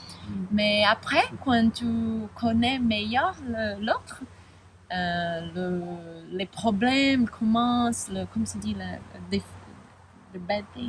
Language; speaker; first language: French; non-native, learner; Spanish